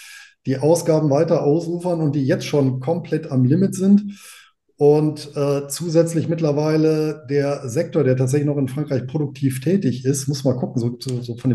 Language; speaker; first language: German; native; German